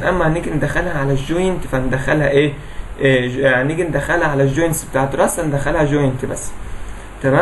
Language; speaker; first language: Arabic; native; Arabic